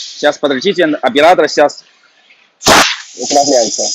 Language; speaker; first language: Russian; non-native, fluent; Chinese